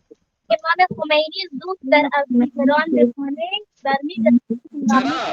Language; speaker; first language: Persian; non-native, learner; Urdu